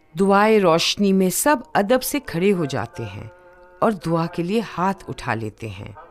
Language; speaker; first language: Urdu; native; Urdu